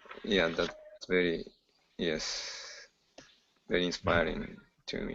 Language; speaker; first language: English; non-native, learner; Japanese